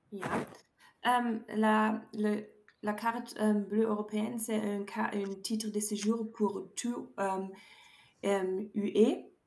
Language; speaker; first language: French; non-native, learner; German